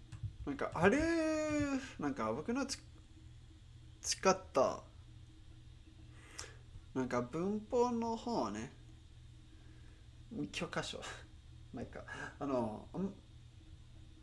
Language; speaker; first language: Japanese; non-native, learner; Spanish